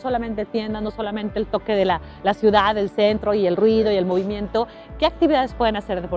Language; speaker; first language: Spanish; native; Spanish